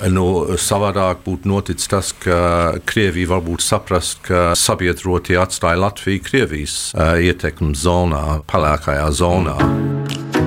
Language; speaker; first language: Latvian; early bilingual, heritage; Latvian